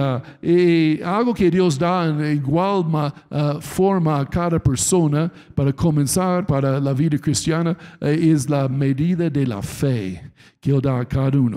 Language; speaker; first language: Spanish; non-native, fluent; English